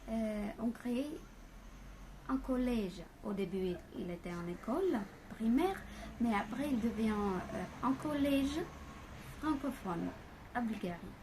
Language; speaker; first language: French; non-native, fluent; Bulgarian